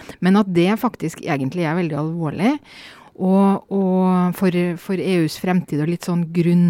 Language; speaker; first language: Norwegian; native; Norwegian